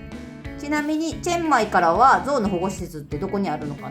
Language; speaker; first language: Japanese; native; Japanese